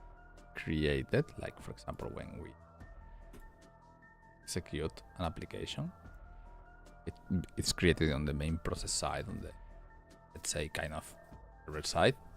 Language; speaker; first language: English; non-native, fluent; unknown